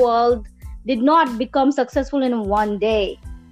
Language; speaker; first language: English; non-native, local second language; Gujarati